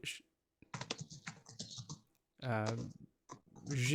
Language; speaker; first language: French; non-native, learner; Chinese